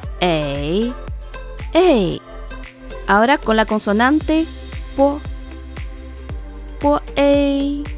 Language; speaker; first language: Spanish; non-native, fluent; Chinese